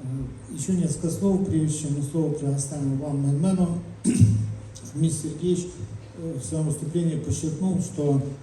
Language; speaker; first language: Russian; native; Russian